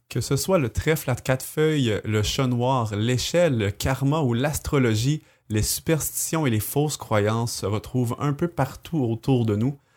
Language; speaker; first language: French; native; French